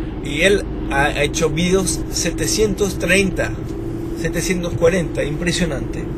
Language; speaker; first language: Spanish; non-native, fluent; French